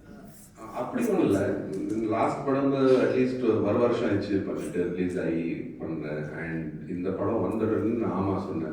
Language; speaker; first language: Tamil; non-native, fluent; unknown